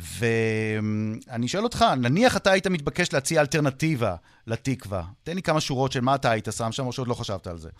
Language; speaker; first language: Hebrew; native; Hebrew